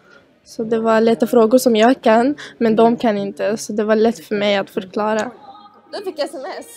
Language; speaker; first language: Swedish; non-native, learner; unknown